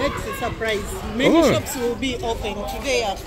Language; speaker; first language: English; non-native, local second language; Swahili